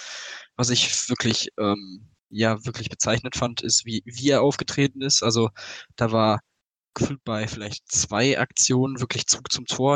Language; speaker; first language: German; native; German